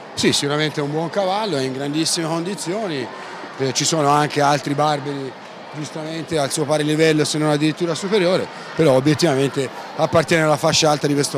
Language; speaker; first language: Italian; native; Italian